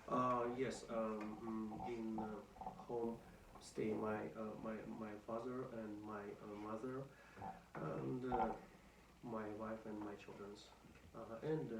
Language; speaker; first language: English; non-native, learner; Russian